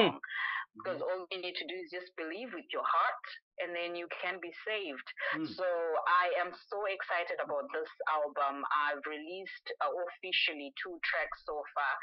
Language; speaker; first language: English; non-native, local second language; Shona